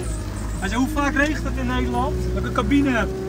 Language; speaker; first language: Dutch; native; Dutch